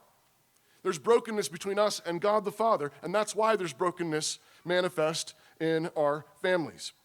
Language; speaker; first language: English; native; English